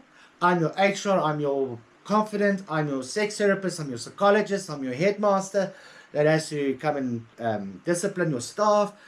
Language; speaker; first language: English; native; English